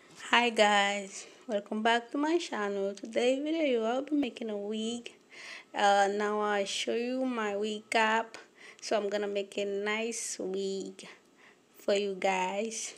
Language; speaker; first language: English; non-native, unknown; Haitian Creole